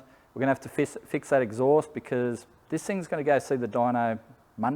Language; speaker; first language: English; native; English